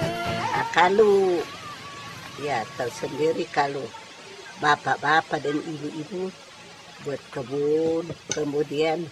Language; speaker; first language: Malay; non-native, local second language; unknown